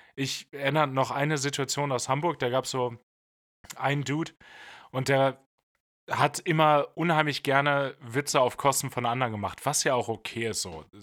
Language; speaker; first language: German; native; German